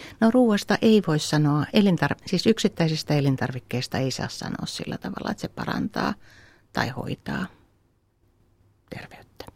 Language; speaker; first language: Finnish; native; Finnish